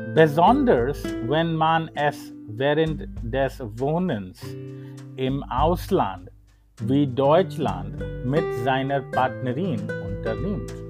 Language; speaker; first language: German; non-native, learner; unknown